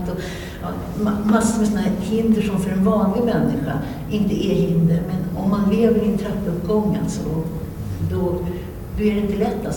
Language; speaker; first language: Swedish; native; Swedish